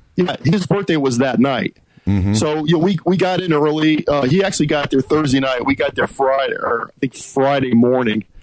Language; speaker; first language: English; native; English